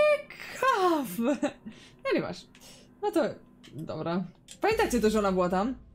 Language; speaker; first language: Polish; native; Polish